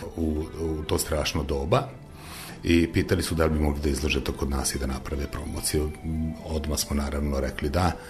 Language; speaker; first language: Serbian; non-native, local second language; Hungarian